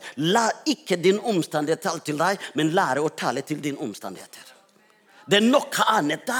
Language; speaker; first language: Norwegian; non-native, fluent; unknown